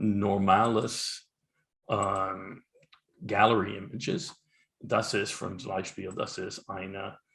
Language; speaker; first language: German; non-native, learner; English